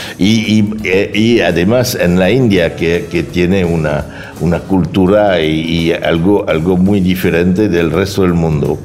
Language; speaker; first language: Spanish; non-native, fluent; French